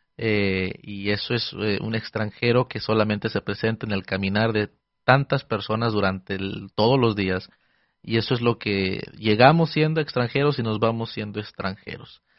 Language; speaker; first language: Spanish; early bilingual, heritage; Spanish